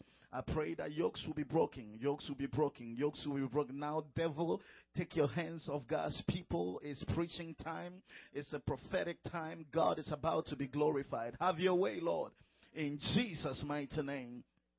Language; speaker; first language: English; non-native, local second language; Akan